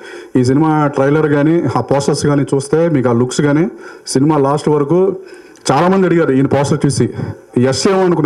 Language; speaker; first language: Telugu; native; Telugu